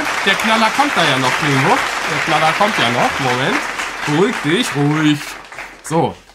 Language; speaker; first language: German; native; German